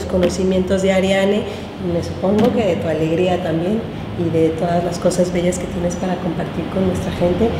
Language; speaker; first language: Spanish; native; Spanish